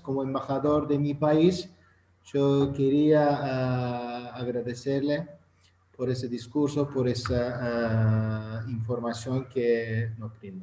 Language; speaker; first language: Spanish; non-native, learner; Azerbaijani